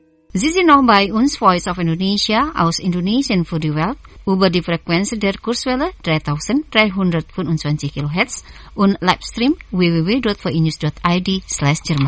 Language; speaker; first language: German; non-native, fluent; Indonesian